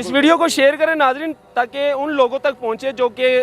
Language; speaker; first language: Urdu; non-native, local second language; Punjabi